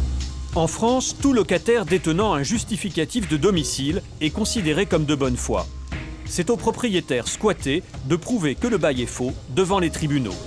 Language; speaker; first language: French; native; French